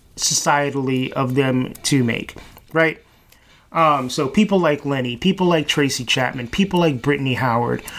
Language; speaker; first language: English; native; English